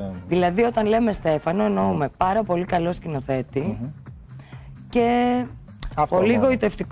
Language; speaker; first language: Greek; native; Greek